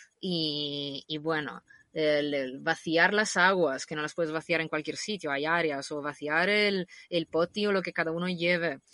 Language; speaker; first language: Spanish; non-native, fluent; Italian